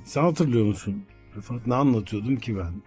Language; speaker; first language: Turkish; native; Turkish